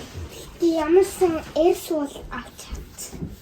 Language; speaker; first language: Mongolian; early bilingual, heritage; Mongolian